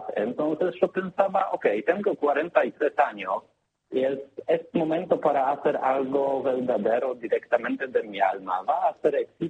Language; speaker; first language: Spanish; non-native, learner; Polish